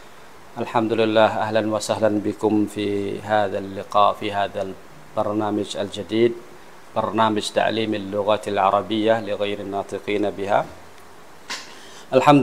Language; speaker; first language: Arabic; non-native, fluent; Western Cham